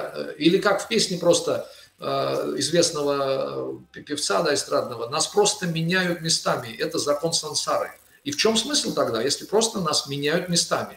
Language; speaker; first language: Russian; native; Russian